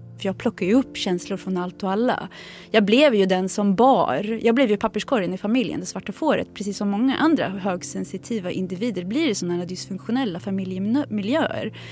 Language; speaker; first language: Swedish; early bilingual, other home language; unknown